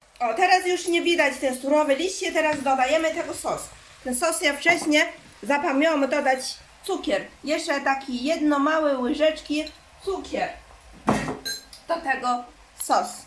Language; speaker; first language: Polish; non-native, learner; Chinese